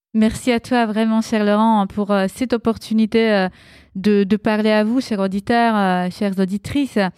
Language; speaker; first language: French; early bilingual, other home language; Romanian